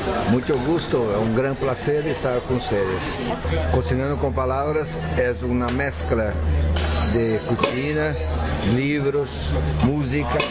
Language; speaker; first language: Spanish; non-native, fluent; Portuguese